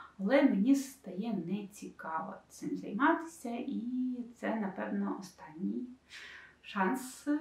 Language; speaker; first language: Ukrainian; non-native, local second language; Russian